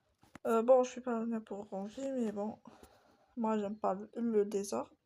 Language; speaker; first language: French; native; French